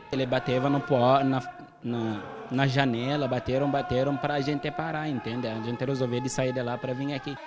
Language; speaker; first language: Portuguese; non-native, fluent; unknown